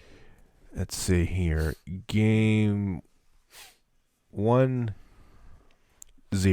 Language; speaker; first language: English; native; English